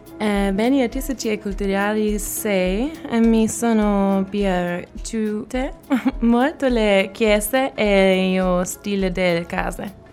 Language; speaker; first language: Italian; non-native, learner; German